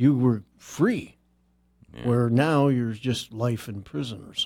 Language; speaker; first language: English; native; English